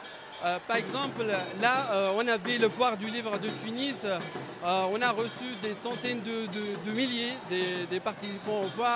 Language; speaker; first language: French; non-native, local second language; Arabic